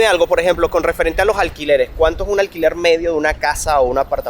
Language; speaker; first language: Spanish; native; Spanish